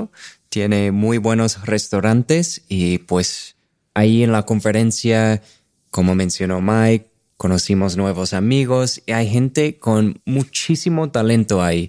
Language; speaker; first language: Spanish; non-native, fluent; English